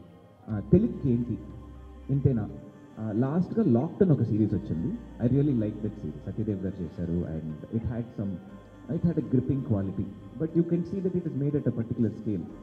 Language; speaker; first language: Telugu; native; Telugu